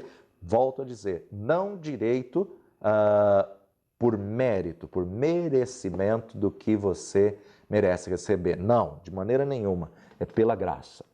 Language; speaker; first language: Portuguese; native; Portuguese